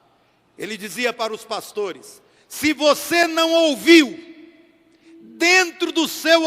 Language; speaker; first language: Portuguese; native; Portuguese